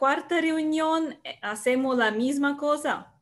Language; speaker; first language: Spanish; non-native, learner; Russian